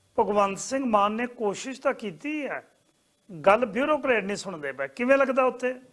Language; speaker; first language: Punjabi; native; Punjabi